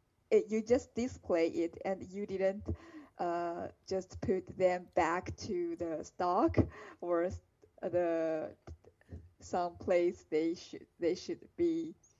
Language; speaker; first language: English; non-native, fluent; Chinese